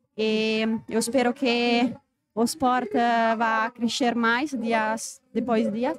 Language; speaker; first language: Portuguese; non-native, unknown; Italian